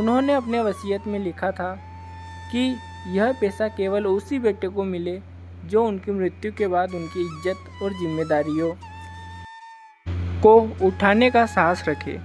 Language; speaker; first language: Hindi; native; Hindi